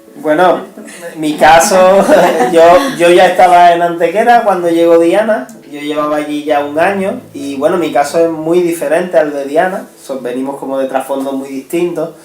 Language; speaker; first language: Spanish; native; Spanish